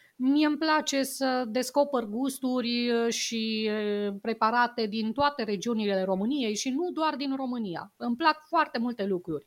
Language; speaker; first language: Romanian; native; Romanian